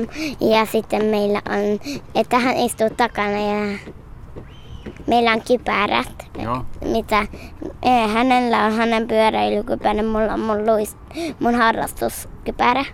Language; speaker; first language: Finnish; early bilingual, heritage; Finnish